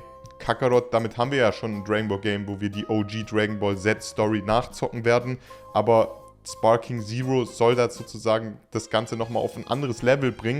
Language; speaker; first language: German; native; German